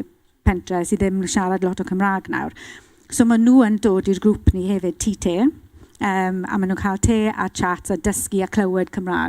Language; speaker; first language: Welsh; non-native, local second language; English